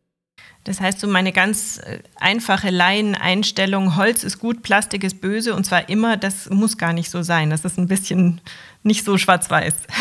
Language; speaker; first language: German; native; German